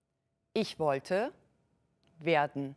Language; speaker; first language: German; non-native, learner; Turkish